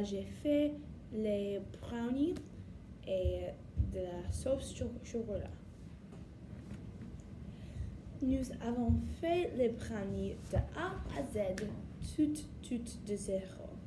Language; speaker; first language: French; non-native, learner; English